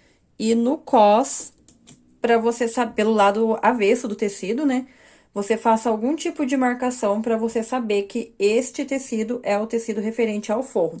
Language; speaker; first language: Portuguese; native; Portuguese